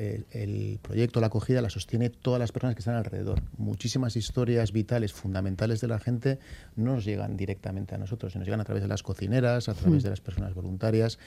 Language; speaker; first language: Spanish; native; Spanish